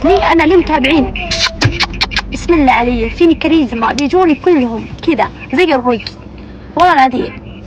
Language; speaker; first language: Arabic; native; Arabic